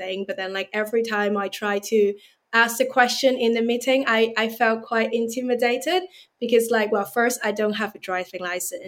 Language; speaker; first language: English; non-native, local second language; Cantonese